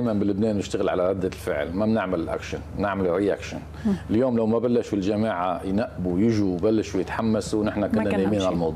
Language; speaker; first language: Arabic; native; Arabic